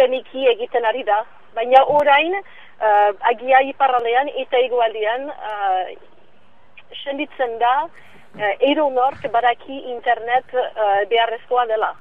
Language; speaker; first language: Basque; non-native, local second language; French